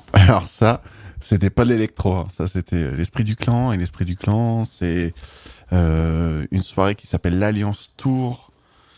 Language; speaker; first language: French; native; French